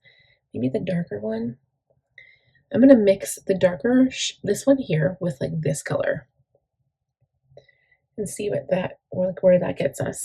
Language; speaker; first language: English; native; English